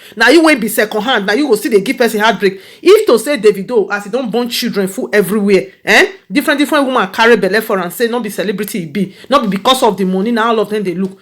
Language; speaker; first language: Nigerian Pidgin; native; Nigerian Pidgin